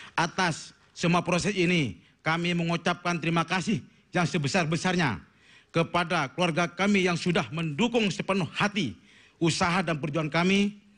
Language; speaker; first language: Indonesian; non-native, local second language; Madurese